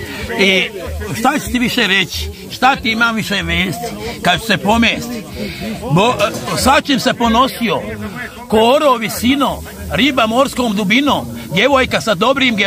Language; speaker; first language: Serbian; native; Serbian